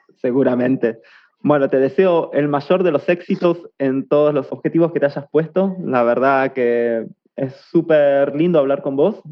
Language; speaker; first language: Spanish; native; Spanish